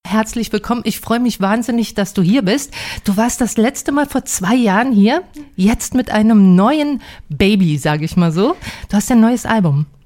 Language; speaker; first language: German; native; German